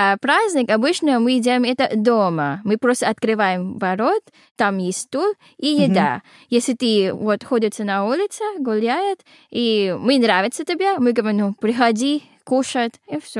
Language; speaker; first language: Russian; non-native, learner; Filipino